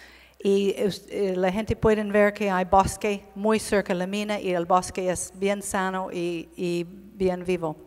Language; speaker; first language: Spanish; non-native, learner; English